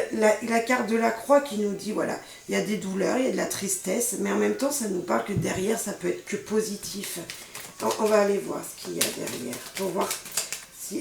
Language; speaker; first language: French; native; French